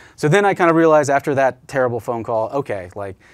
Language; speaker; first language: English; native; English